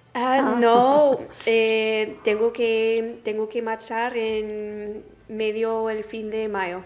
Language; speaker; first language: Spanish; non-native, learner; English